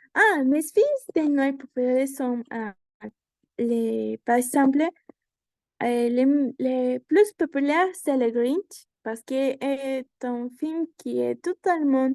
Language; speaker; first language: French; non-native, learner; Spanish